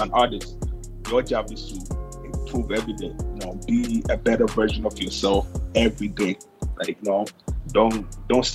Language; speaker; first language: English; non-native, local second language; Akan